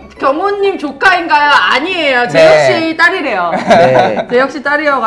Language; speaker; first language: Korean; native; Korean